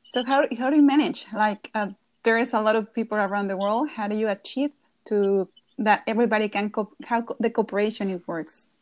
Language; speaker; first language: English; non-native, fluent; Spanish